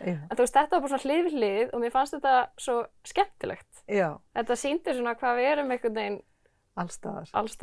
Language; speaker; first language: Icelandic; native; Icelandic